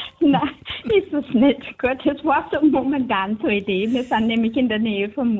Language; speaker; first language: German; native; German